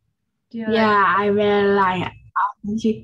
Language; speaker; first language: English; non-native, learner; Vietnamese